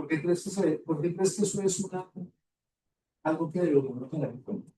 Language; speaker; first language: Spanish; native; Spanish